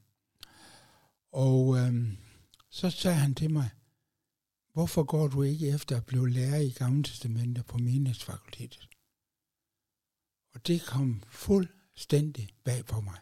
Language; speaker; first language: Danish; native; Danish